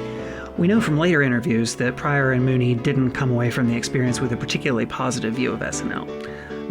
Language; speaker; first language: English; native; English